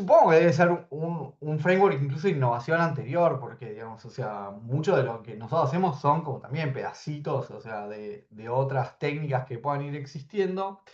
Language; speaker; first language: Spanish; native; Spanish